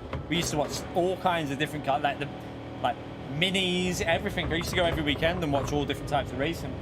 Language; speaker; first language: English; native; English